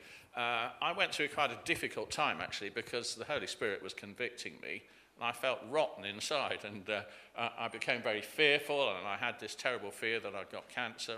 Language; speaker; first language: English; native; English